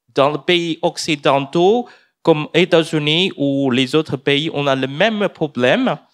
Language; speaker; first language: French; non-native, fluent; English